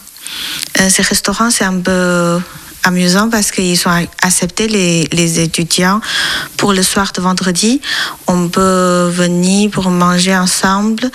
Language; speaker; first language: French; non-native, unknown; Chinese